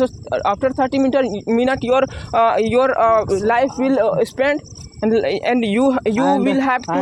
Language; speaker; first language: English; non-native, learner; Hindi